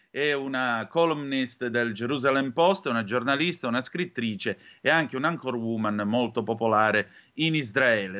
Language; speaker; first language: Italian; native; Italian